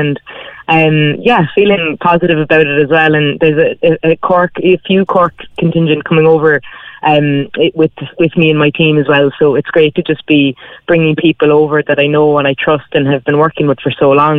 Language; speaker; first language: English; native; English